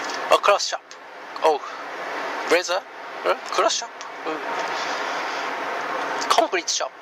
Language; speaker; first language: English; non-native, learner; Japanese